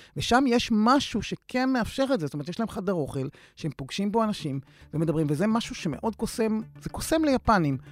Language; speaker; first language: Hebrew; native; Hebrew